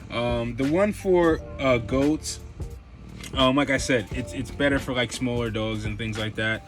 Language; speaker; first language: English; native; English